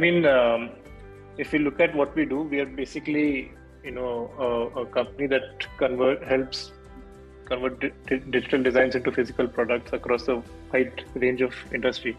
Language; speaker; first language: English; non-native, local second language; Odia